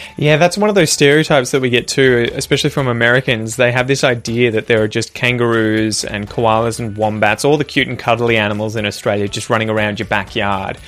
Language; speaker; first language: English; native; English